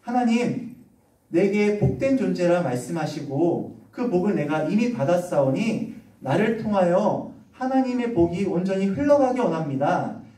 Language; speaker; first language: Korean; native; Korean